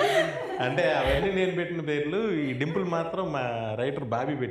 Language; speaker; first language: Telugu; native; Telugu